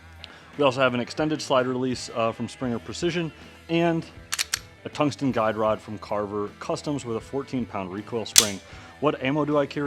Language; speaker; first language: English; native; English